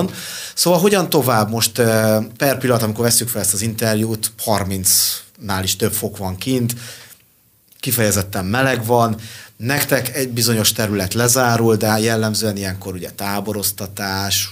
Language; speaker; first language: Hungarian; native; Hungarian